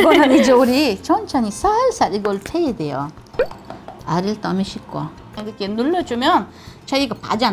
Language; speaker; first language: Korean; non-native, learner; Russian